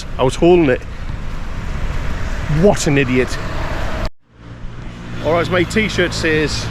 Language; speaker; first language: English; native; English